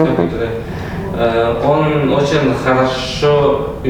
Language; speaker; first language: Russian; non-native, local second language; Kazakh